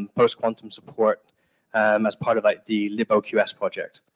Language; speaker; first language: English; native; English